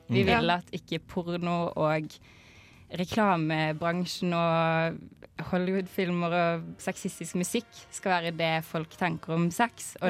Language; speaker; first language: Norwegian; native; Norwegian